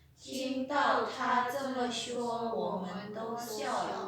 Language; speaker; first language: Chinese; non-native, learner; Lao